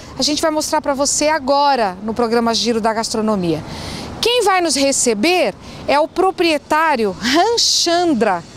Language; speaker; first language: Portuguese; native; Portuguese